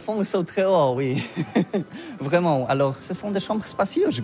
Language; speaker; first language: French; non-native, learner; Polish